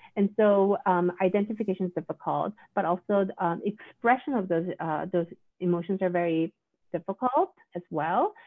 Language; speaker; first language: English; non-native, fluent; Korean